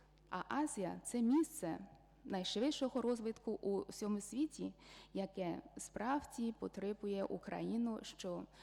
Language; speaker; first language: Ukrainian; non-native, fluent; Chinese